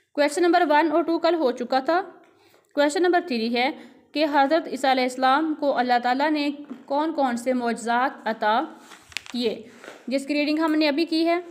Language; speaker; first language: Urdu; non-native, local second language; Punjabi